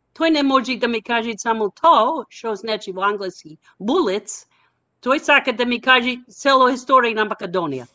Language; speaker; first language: Macedonian; non-native, fluent; English